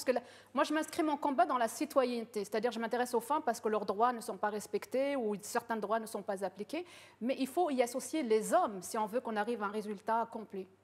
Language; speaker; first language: French; early bilingual, other home language; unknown